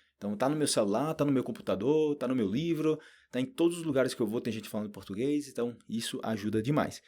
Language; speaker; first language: Portuguese; native; Portuguese